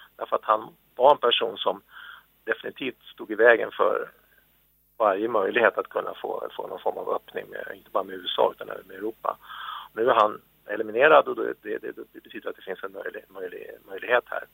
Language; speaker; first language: Swedish; native; Swedish